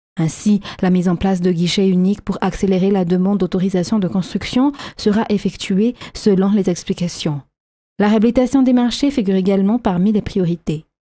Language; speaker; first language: French; non-native, local second language; Malagasy